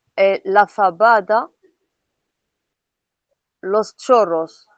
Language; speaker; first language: Spanish; non-native, learner; Arabic